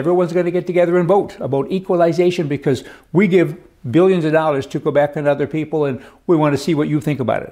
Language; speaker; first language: English; native; English